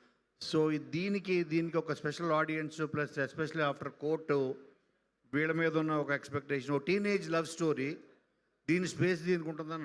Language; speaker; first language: Telugu; native; Telugu